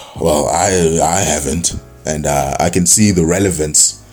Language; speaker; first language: English; non-native, local second language; Zulu